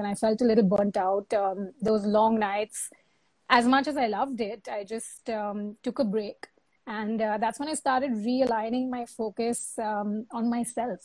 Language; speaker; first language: English; non-native, local second language; Hindi